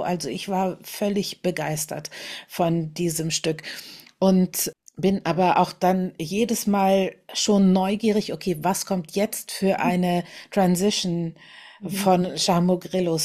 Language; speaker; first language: German; native; German